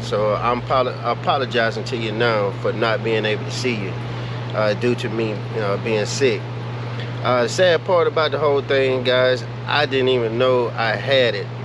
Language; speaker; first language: English; native; English